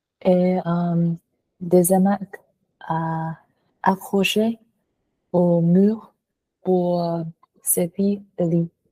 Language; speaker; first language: French; non-native, learner; Vietnamese